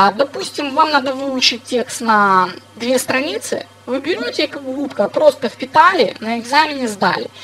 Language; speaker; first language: Russian; non-native, fluent; English